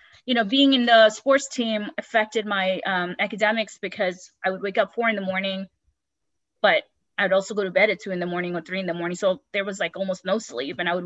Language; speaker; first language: English; non-native, local second language; Sylheti